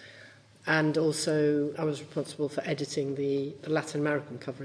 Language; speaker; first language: English; native; English